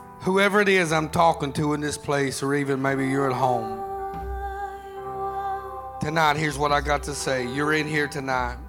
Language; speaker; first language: English; native; English